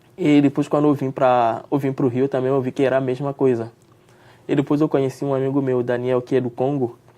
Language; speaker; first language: Portuguese; non-native, fluent; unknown